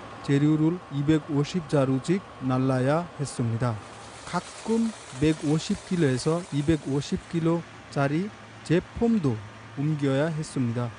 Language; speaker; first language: Korean; non-native, learner; Bangla